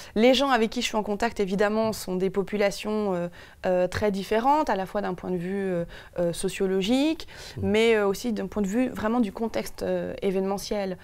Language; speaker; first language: French; native; French